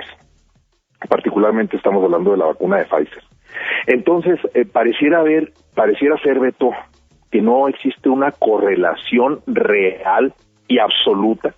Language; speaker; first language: Spanish; native; Spanish